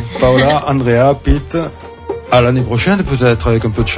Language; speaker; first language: French; native; French